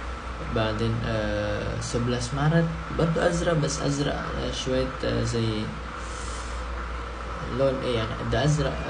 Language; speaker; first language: Arabic; non-native, fluent; Indonesian